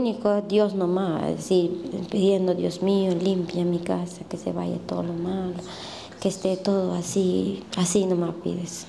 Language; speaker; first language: Spanish; native; Spanish